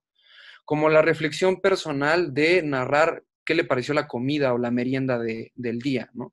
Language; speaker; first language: Spanish; native; Spanish